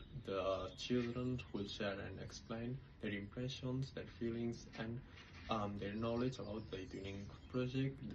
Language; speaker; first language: English; non-native, learner; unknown